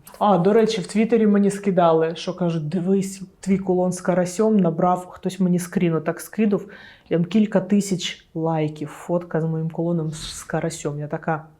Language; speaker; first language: Ukrainian; non-native, local second language; Russian